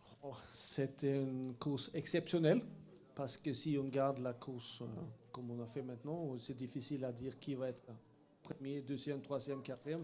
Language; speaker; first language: French; non-native, fluent; Swedish